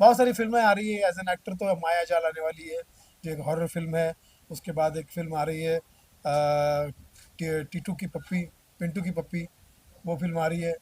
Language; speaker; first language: Hindi; native; Hindi